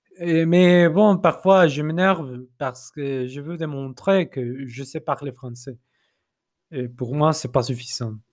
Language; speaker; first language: French; non-native, fluent; Spanish